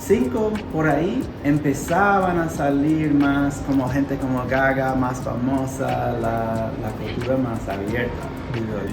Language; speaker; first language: Spanish; non-native, fluent; English